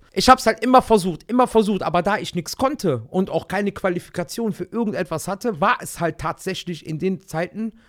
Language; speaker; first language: German; native; German